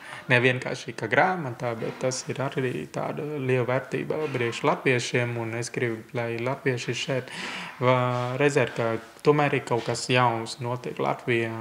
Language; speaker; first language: Latvian; non-native, fluent; Vietnamese